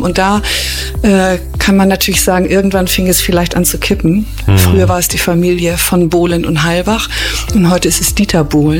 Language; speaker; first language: German; native; German